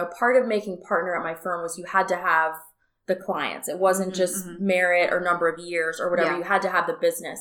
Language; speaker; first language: English; native; English